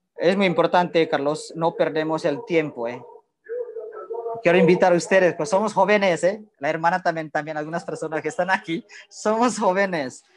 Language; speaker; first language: Spanish; non-native, learner; Indonesian